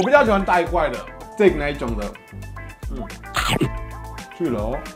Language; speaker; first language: Chinese; non-native, fluent; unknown